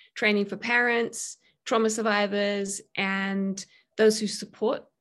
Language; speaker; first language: English; native; English